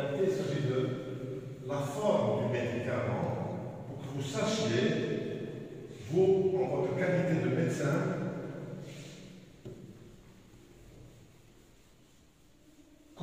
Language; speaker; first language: French; non-native, local second language; Arabic